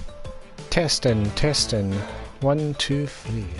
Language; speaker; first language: English; native; English